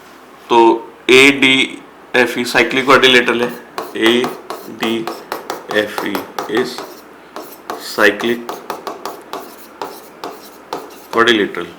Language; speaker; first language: Hindi; native; Hindi